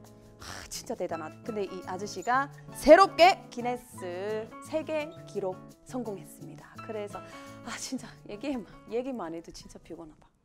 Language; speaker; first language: Korean; non-native, fluent; English